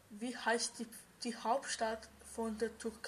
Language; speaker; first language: German; early bilingual, other home language; Romanian